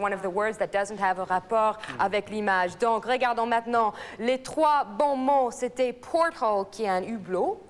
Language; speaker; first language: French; non-native, fluent; English